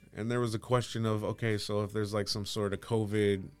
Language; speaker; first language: English; native; English